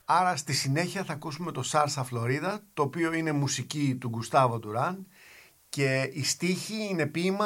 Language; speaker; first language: Greek; native; Greek